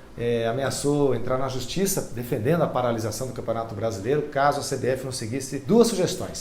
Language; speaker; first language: Portuguese; native; Portuguese